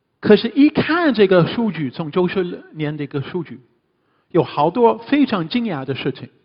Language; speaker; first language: Chinese; non-native, fluent; English